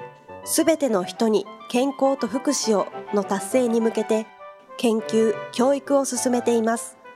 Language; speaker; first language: Japanese; native; Japanese